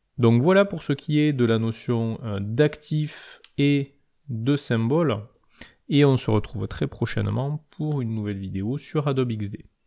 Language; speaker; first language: French; native; French